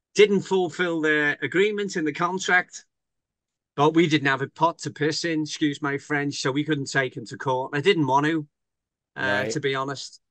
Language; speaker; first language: English; native; English